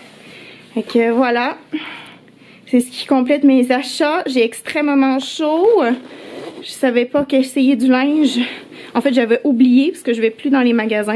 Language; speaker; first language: French; native; French